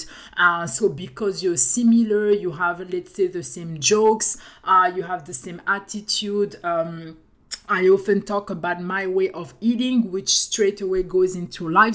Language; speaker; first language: English; non-native, fluent; French